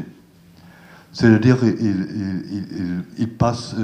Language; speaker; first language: French; non-native, learner; German